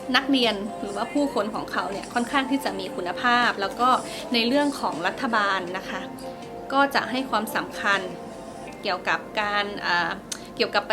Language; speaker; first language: Thai; native; Thai